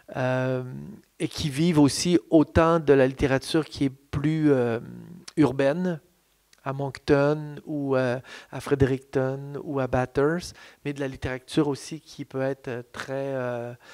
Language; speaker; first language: French; native; French